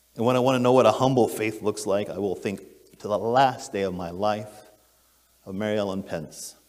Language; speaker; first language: English; native; English